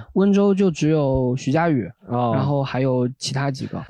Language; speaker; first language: Chinese; native; Chinese